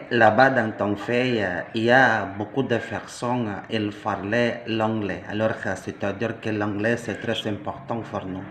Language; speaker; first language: French; non-native, learner; Indonesian